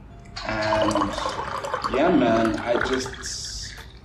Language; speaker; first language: English; non-native, local second language; Afrikaans